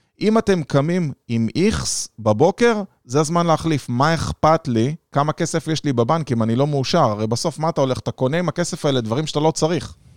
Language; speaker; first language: Hebrew; native; Hebrew